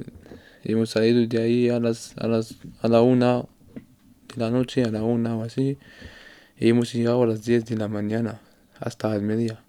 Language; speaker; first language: Spanish; non-native, learner; Arabic